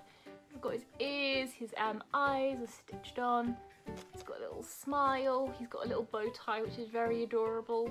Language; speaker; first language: English; native; English